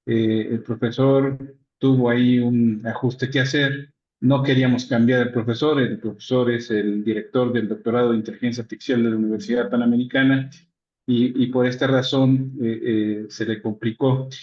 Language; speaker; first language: Spanish; native; Spanish